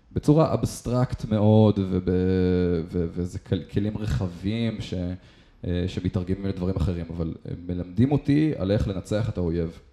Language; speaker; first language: Hebrew; native; Hebrew